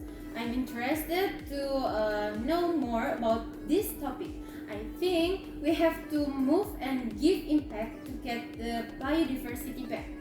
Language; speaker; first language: English; non-native, fluent; Indonesian